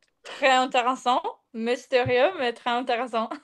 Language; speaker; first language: French; non-native, fluent; Polish